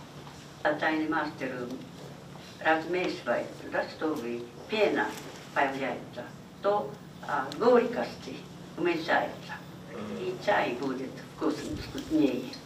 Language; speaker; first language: Russian; non-native, fluent; Japanese